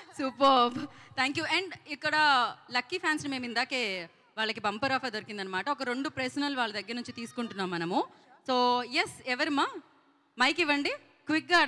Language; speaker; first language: Telugu; native; Telugu